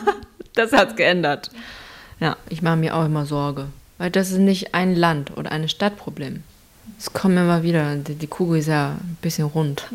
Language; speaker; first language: German; non-native, learner; Chinese